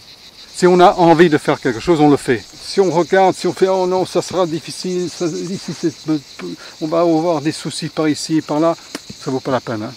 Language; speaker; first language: French; non-native, fluent; English